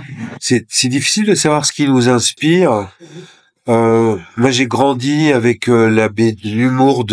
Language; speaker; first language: French; native; French